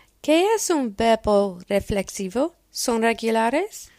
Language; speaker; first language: Spanish; non-native, learner; English